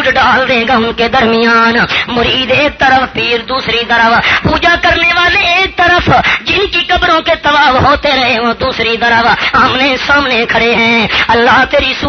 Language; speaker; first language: Urdu; non-native, local second language; Pashto